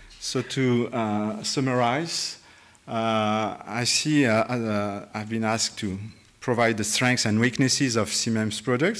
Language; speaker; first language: English; non-native, fluent; French